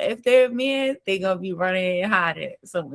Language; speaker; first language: English; native; English